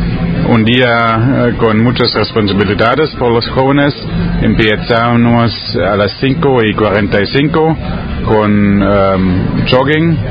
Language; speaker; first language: Spanish; non-native, learner; German